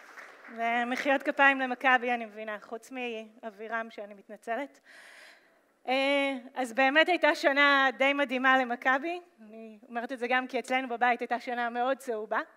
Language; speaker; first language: Hebrew; native; Hebrew